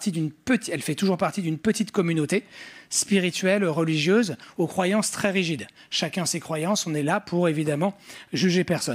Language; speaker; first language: French; native; French